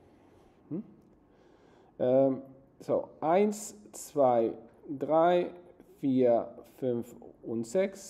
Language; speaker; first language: German; non-native, fluent; Spanish